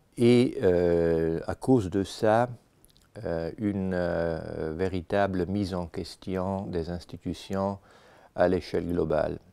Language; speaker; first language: French; non-native, fluent; Italian